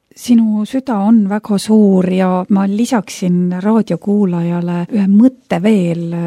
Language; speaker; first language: Estonian; native; Estonian